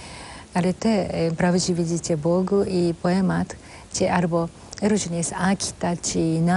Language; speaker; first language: Polish; non-native, fluent; Japanese